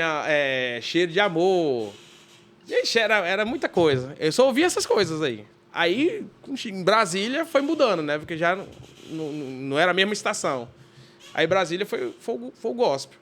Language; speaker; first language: Portuguese; native; Portuguese